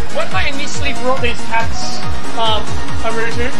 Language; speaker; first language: English; native; English